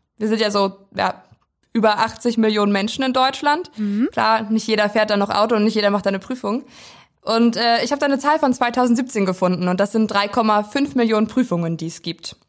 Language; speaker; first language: German; native; German